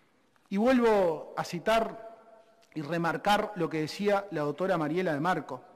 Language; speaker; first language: Spanish; native; Spanish